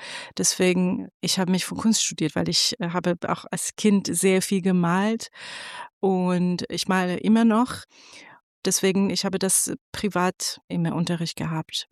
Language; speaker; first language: German; non-native, fluent; Persian